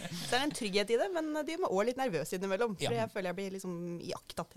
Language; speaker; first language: Norwegian; native; Norwegian